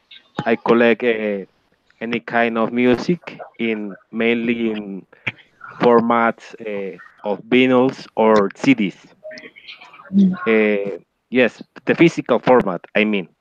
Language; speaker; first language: English; non-native, learner; Spanish